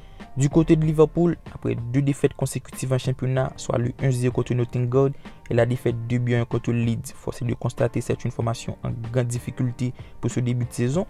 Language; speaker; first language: French; native; French